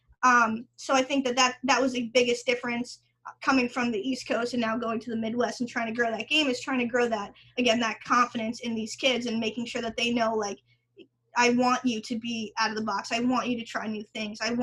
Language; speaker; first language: English; native; English